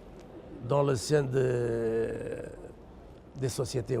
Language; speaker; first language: French; non-native, fluent; Portuguese